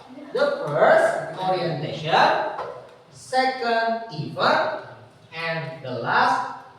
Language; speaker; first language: English; non-native, learner; Indonesian